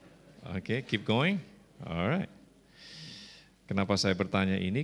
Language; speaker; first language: Indonesian; native; Indonesian